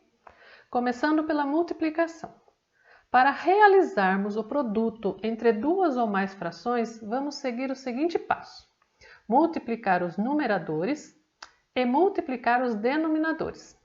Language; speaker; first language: Portuguese; native; Portuguese